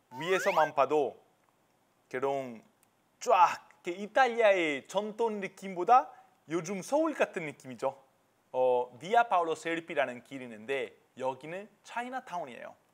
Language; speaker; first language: Korean; non-native, fluent; Italian